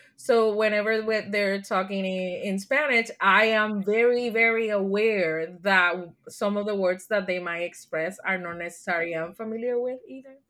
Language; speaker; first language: English; non-native, fluent; Spanish